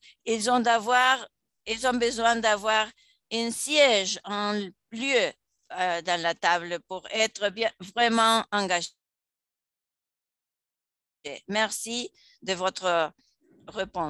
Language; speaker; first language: French; non-native, fluent; English